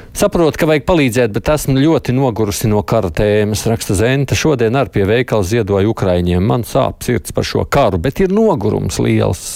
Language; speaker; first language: Latvian; native; Latvian